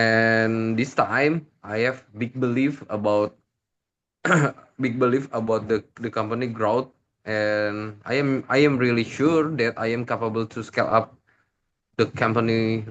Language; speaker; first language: English; non-native, learner; Indonesian